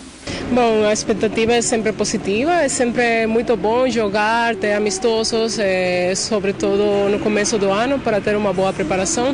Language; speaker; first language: Portuguese; non-native, fluent; Spanish